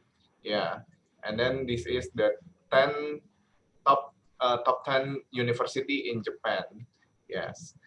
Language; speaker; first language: English; non-native, learner; Indonesian